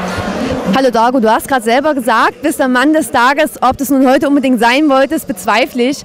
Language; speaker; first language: German; native; German